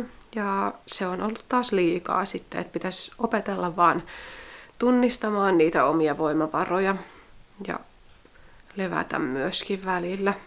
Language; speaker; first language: Finnish; native; Finnish